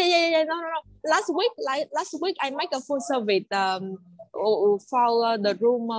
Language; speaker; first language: English; non-native, learner; Vietnamese